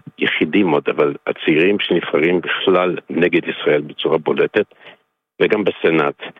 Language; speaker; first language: Hebrew; non-native, fluent; English